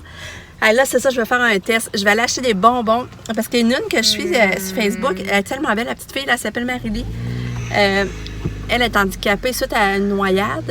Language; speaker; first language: French; native; French